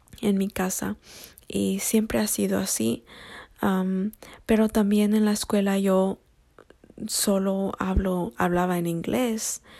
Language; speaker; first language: Spanish; early bilingual, heritage; Spanish